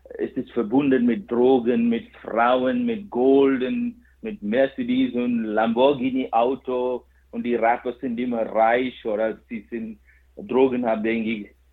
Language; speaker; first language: German; non-native, fluent; Kannada